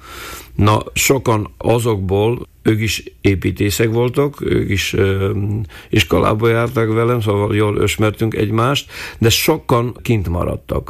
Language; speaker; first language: Hungarian; non-native, local second language; Slovak